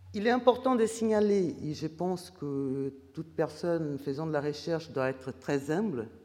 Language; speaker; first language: French; non-native, fluent; Portuguese